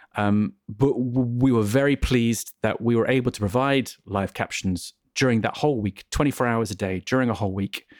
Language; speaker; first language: English; native; English